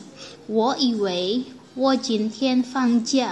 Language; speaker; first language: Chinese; non-native, learner; Filipino